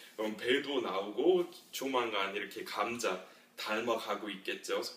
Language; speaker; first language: Korean; non-native, fluent; English